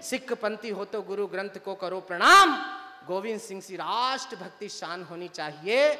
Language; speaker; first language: Hindi; native; Hindi